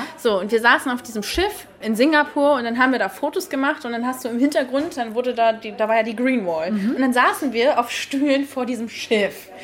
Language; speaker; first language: German; native; German